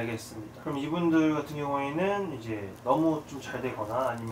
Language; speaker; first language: Korean; native; Korean